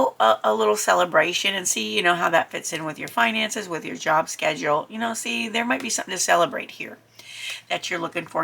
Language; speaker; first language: English; native; English